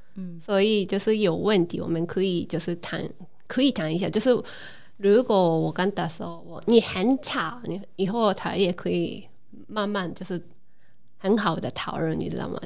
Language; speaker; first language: Chinese; non-native, learner; Japanese